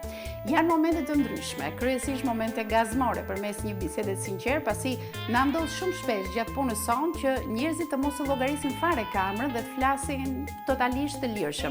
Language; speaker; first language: Albanian; native; Albanian